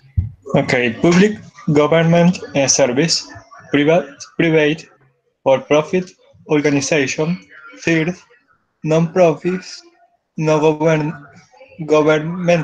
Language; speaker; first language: English; non-native, learner; Spanish